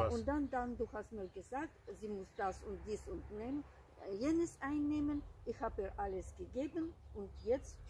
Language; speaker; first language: German; non-native, learner; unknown